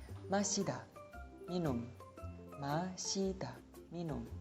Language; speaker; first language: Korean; non-native, fluent; Indonesian